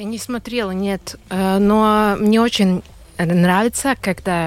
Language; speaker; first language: Russian; non-native, local second language; Latvian